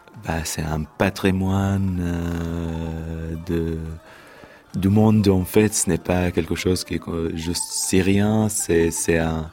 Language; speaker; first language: French; non-native, fluent; Arabic